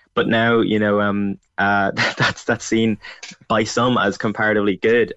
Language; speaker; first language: English; native; English